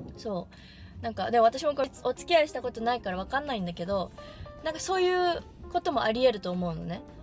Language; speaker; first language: Japanese; native; Japanese